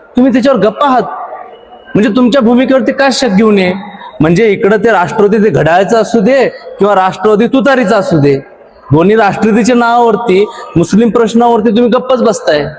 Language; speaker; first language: Marathi; non-native, local second language; Urdu